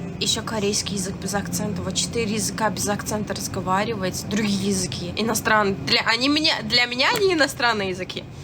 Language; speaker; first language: Russian; non-native, local second language; Turkmen